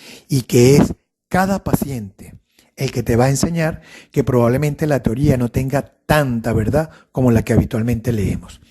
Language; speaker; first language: Spanish; native; Spanish